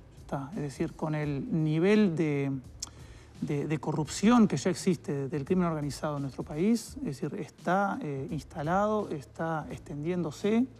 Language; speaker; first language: Spanish; native; Spanish